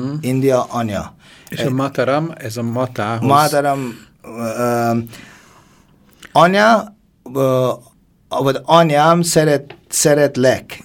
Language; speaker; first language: Hungarian; non-native, fluent; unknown